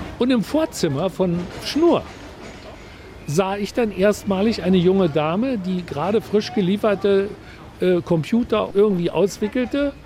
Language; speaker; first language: German; native; German